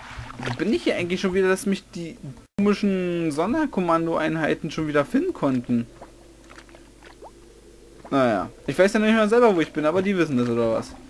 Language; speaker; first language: German; native; German